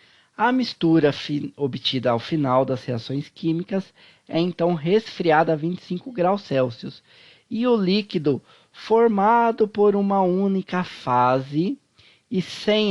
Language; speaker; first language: Portuguese; native; Portuguese